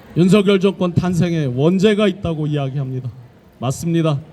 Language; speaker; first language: Korean; native; Korean